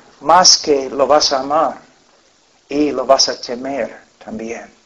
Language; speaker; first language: Spanish; non-native, fluent; English